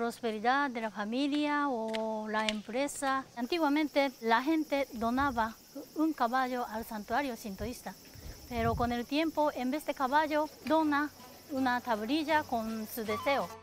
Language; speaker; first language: Spanish; non-native, learner; Japanese